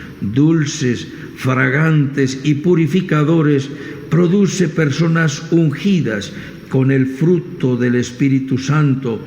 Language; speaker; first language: Spanish; native; Spanish